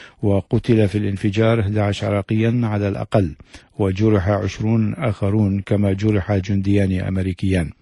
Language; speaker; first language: Arabic; native; Arabic